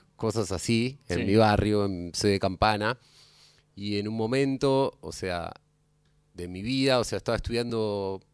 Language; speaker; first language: Spanish; native; Spanish